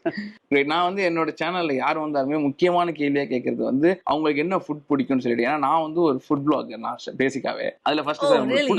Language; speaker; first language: Tamil; native; Tamil